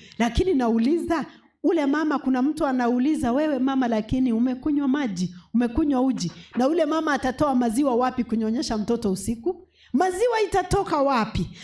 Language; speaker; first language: Swahili; non-native, local second language; Gusii